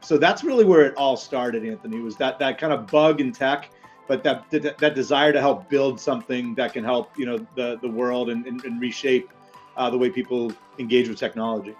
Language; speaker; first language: English; native; English